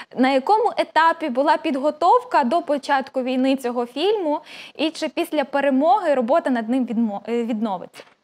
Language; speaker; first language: Ukrainian; native; Ukrainian